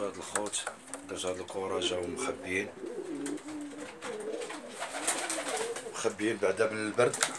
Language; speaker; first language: Arabic; native; Arabic